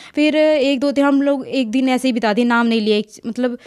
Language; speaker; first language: Hindi; native; Hindi